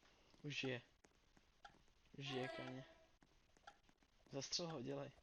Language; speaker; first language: Czech; native; Czech